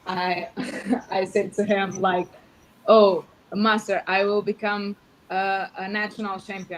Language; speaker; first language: English; non-native, learner; Portuguese